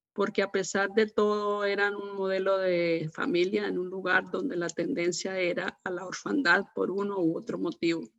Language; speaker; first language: Spanish; native; Spanish